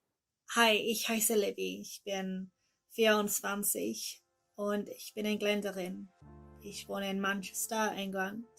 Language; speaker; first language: German; non-native, learner; English